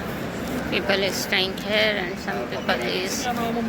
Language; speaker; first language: English; non-native, learner; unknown